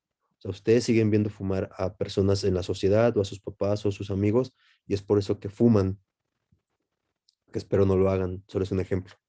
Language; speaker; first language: Spanish; native; Spanish